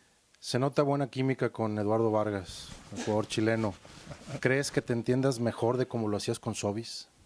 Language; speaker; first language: Spanish; native; Spanish